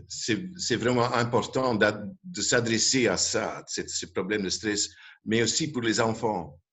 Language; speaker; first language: French; non-native, local second language; Dutch